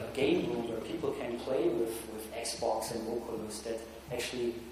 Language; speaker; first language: English; non-native, fluent; German